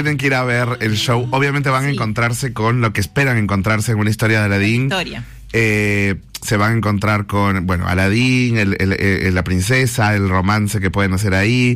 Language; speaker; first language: Spanish; native; Spanish